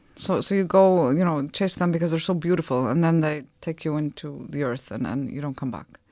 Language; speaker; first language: English; non-native, fluent; Icelandic